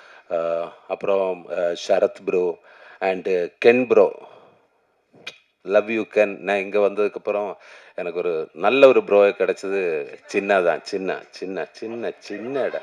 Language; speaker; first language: Tamil; non-native, learner; Malayalam